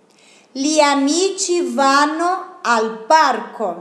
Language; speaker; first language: Italian; non-native, fluent; Portuguese